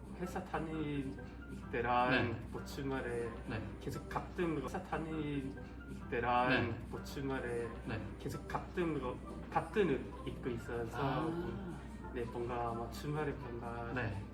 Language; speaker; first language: Korean; non-native, fluent; Swedish